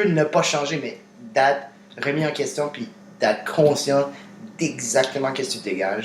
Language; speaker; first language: French; native; French